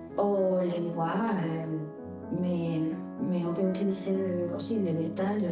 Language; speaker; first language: French; non-native, fluent; Spanish